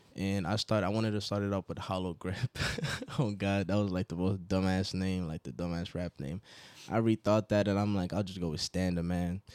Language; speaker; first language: English; non-native, local second language; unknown